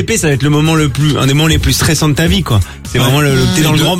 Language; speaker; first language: French; native; French